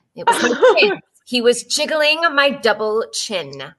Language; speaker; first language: English; native; English